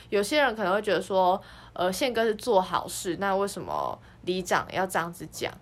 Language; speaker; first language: Chinese; native; Chinese